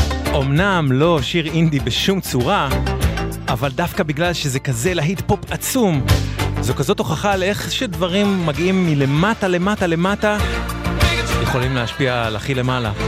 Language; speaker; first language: Hebrew; native; Hebrew